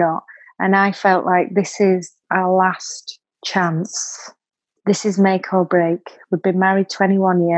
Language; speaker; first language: English; native; English